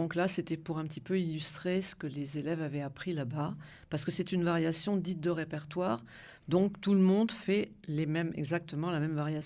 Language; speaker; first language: French; native; French